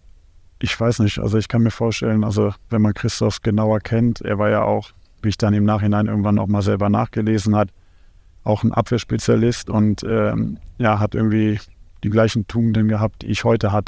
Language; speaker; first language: German; native; German